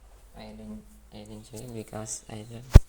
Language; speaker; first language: English; non-native, learner; Indonesian